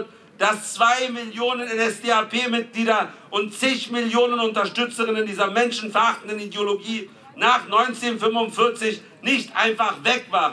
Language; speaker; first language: German; native; German